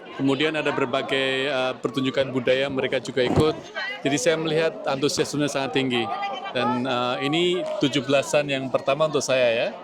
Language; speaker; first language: Indonesian; native; Indonesian